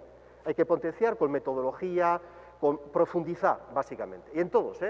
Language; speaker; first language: Spanish; native; Spanish